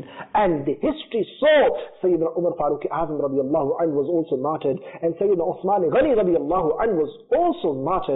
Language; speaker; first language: English; non-native, local second language; Urdu